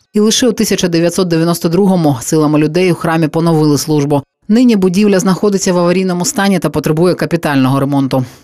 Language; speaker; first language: Ukrainian; native; Ukrainian